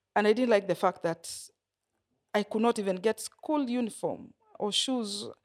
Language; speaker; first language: English; non-native, local second language; Kikuyu